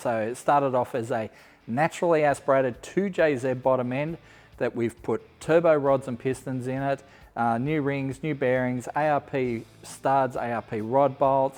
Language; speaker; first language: English; native; English